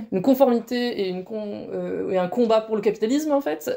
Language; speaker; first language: French; native; French